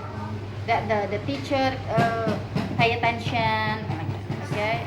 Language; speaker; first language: English; non-native, fluent; Indonesian